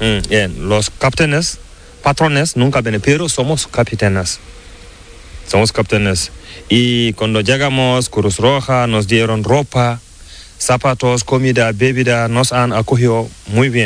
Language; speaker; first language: Spanish; non-native, learner; Fula